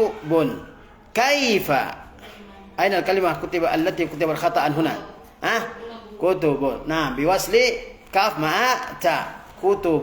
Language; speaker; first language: Arabic; non-native, fluent; Indonesian